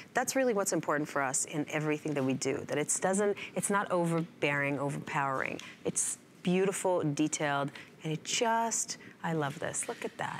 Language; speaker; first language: English; non-native, fluent; Hebrew